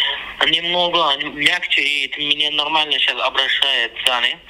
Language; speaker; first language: Russian; non-native, local second language; Turkmen